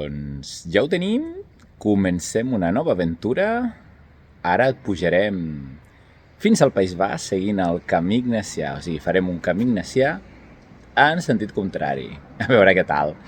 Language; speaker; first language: Catalan; native; Catalan